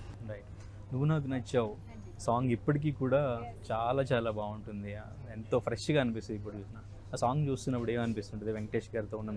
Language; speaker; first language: Telugu; native; Telugu